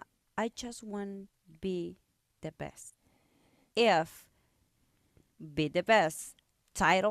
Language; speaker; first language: English; non-native, learner; Spanish